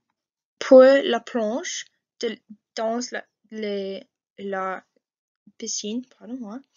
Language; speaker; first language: French; non-native, learner; English